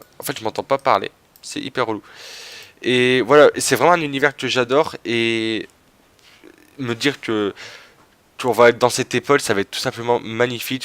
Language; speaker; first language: French; native; French